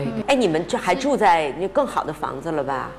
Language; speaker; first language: Chinese; native; Chinese